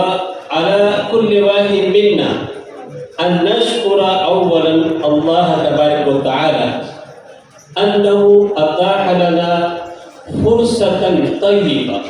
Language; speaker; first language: Arabic; non-native, fluent; Urdu